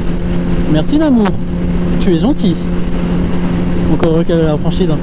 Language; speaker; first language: French; native; French